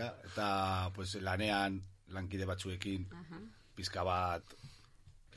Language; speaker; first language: Basque; non-native, learner; Spanish